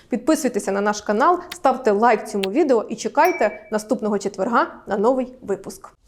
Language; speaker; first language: Ukrainian; native; Ukrainian